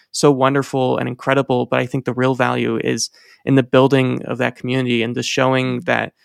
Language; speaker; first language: English; native; English